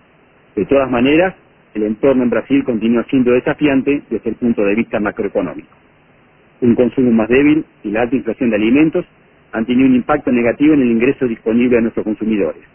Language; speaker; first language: Spanish; native; Spanish